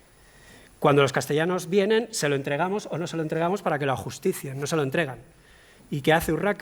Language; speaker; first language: Spanish; native; Spanish